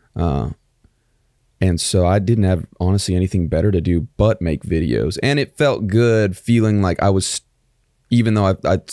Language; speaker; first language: English; native; English